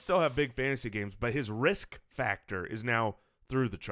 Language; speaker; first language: English; native; English